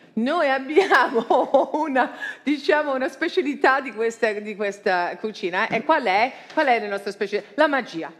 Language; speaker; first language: Italian; non-native, fluent; English